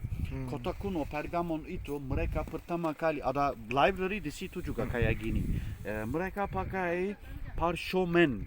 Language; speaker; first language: Indonesian; non-native, fluent; Turkish